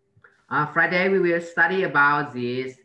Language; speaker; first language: English; non-native, learner; Vietnamese